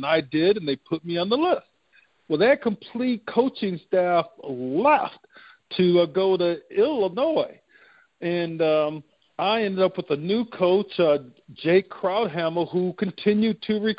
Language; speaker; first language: English; native; English